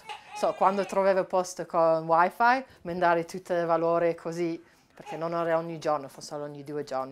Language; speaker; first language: Italian; non-native, learner; English